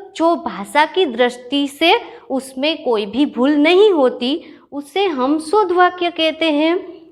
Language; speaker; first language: Hindi; non-native, local second language; Gujarati